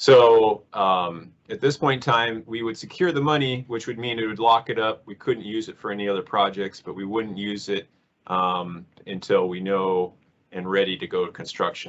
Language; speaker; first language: English; native; English